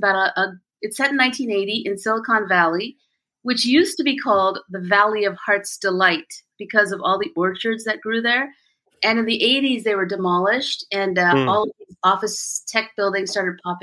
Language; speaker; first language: English; early bilingual, other home language; Bangla